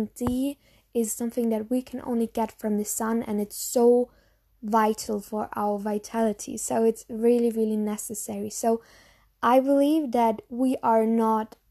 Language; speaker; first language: English; non-native, fluent; German